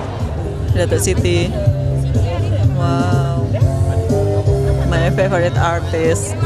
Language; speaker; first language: Indonesian; native; Indonesian